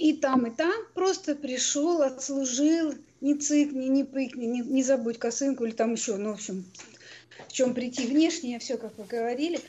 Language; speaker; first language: Russian; native; Russian